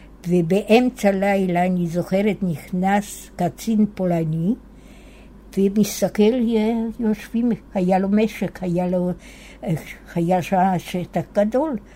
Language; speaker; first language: Hebrew; non-native, fluent; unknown